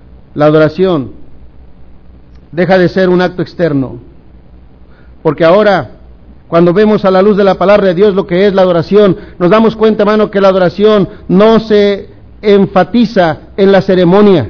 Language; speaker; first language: Spanish; native; Spanish